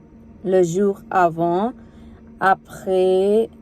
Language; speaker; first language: French; non-native, learner; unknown